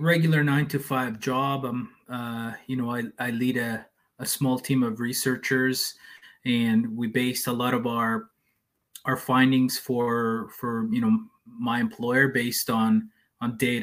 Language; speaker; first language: English; non-native, fluent; Spanish